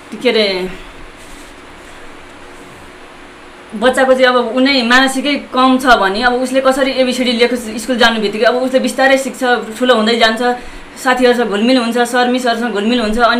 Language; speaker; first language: Nepali; non-native, local second language; Newari